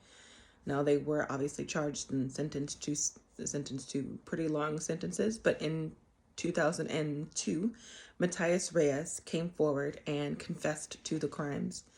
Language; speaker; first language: English; native; English